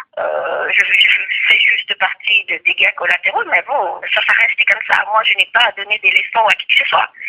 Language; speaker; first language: French; non-native, local second language; Kongo